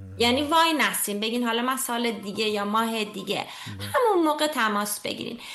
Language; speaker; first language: Persian; native; Persian